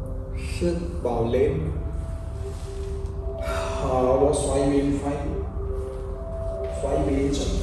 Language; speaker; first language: Vietnamese; non-native, fluent; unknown